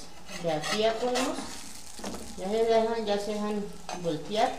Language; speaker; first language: Spanish; native; Spanish